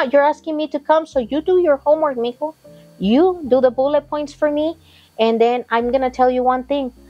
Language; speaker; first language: English; non-native, fluent; Spanish